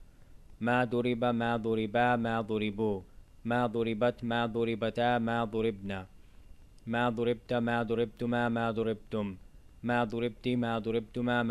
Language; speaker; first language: Arabic; non-native, fluent; English